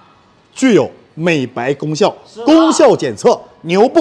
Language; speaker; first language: Chinese; native; Chinese